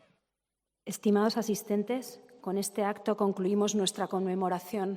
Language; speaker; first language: Spanish; native; Spanish